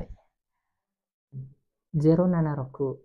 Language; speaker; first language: Japanese; non-native, learner; Indonesian